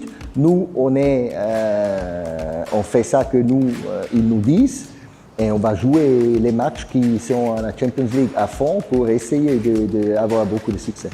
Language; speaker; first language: French; non-native, fluent; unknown